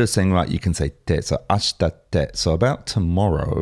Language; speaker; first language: English; native; English